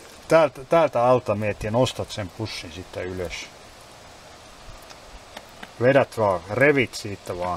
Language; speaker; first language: Finnish; native; Finnish